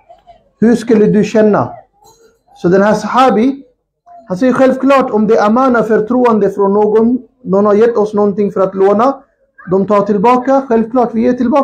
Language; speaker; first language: Swedish; non-native, local second language; Urdu